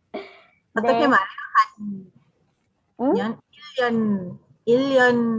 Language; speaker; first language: Korean; non-native, learner; English